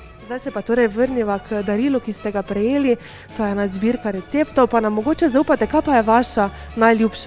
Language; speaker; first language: Slovenian; native; Slovenian